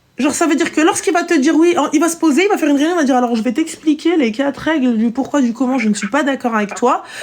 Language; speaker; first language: French; native; French